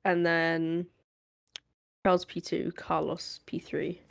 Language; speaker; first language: English; native; English